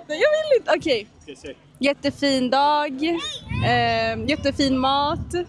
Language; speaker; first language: Swedish; non-native, learner; Mongolian